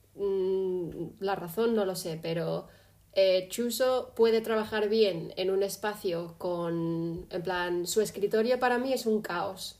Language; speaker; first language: Spanish; early bilingual, other home language; English